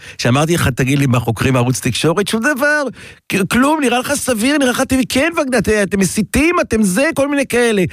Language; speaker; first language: Hebrew; native; Hebrew